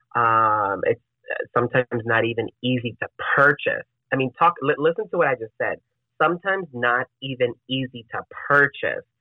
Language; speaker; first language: English; non-native, fluent; Spanish